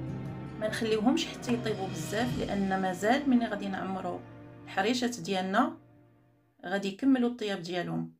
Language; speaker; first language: Arabic; native; Arabic